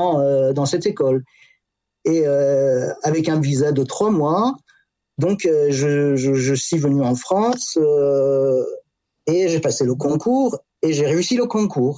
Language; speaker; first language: French; non-native, fluent; Persian